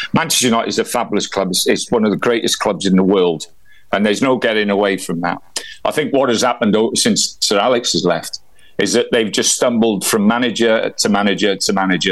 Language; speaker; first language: English; native; English